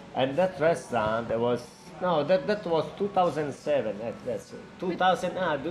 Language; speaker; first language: English; non-native, learner; Italian